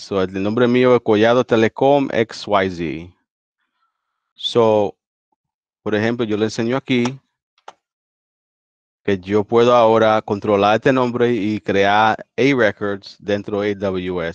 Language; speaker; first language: Spanish; early bilingual, heritage; Spanish